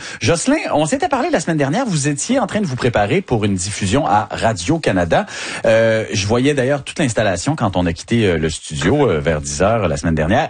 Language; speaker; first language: French; native; French